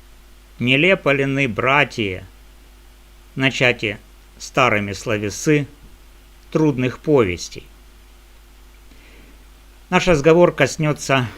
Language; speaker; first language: Russian; native; Russian